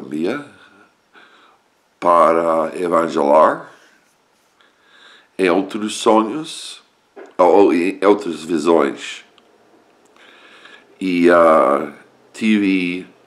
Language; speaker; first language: Portuguese; non-native, learner; English